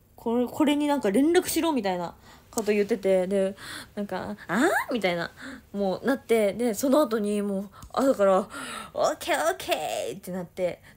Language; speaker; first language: Japanese; native; Japanese